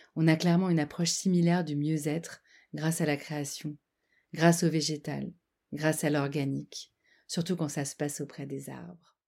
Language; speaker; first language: French; native; French